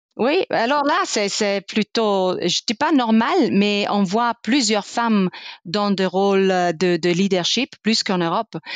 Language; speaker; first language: French; non-native, fluent; Italian